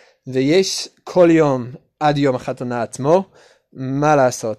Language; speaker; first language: Hebrew; non-native, learner; English